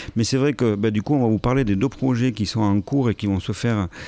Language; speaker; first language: French; native; French